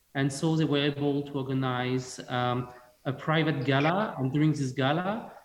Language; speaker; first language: English; non-native, fluent; French